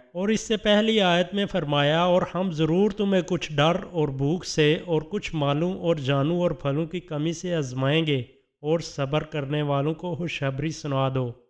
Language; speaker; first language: Urdu; non-native, local second language; Punjabi